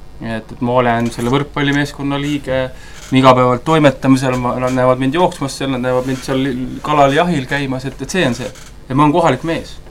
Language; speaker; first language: Estonian; native; Estonian